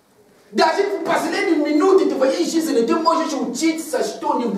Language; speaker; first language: Russian; non-native, fluent; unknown